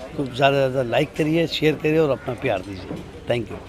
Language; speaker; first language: Hindi; native; Hindi